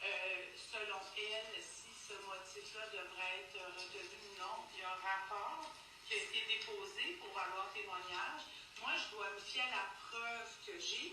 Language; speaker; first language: French; native; French